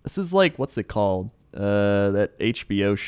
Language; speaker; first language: English; native; English